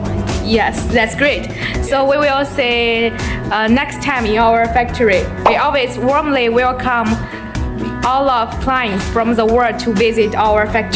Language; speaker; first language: English; non-native, learner; Chinese